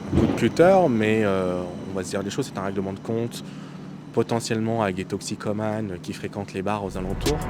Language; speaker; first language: French; early bilingual, other home language; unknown